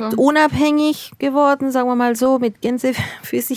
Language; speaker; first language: German; early bilingual, other home language; Spanish